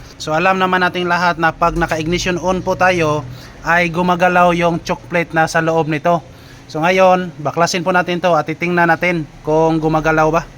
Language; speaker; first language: Filipino; non-native, local second language; Cebuano